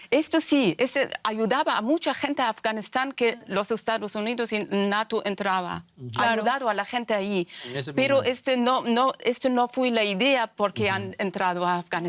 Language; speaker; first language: Spanish; non-native, fluent; Persian